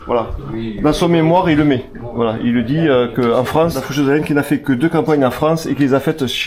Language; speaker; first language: French; native; French